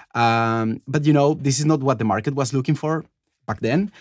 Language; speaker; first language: English; non-native, fluent; Spanish